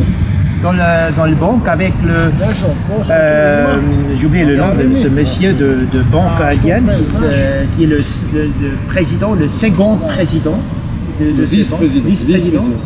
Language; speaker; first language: French; non-native, learner; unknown